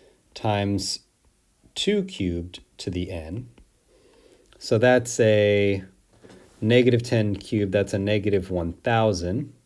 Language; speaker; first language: English; native; English